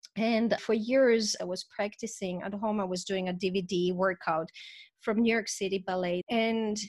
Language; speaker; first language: English; non-native, fluent; Croatian